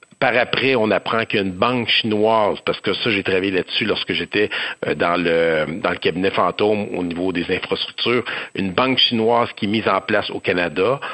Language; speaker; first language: French; native; French